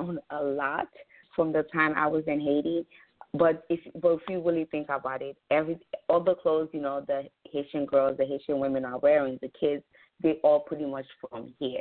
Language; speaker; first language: English; non-native, fluent; Haitian Creole